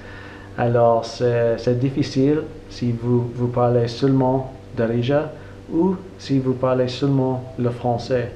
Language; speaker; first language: French; non-native, learner; English